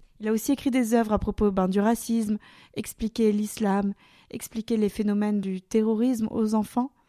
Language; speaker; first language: French; native; French